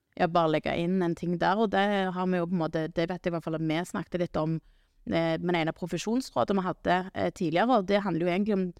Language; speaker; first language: Norwegian; native; Norwegian